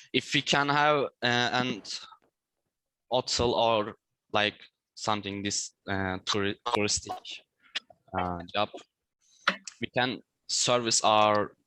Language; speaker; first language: English; non-native, learner; Turkish